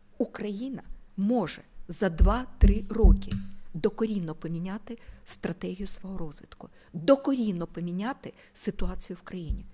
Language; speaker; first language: Ukrainian; non-native, local second language; Russian